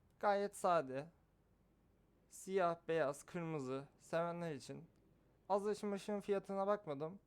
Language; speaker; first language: Turkish; native; Turkish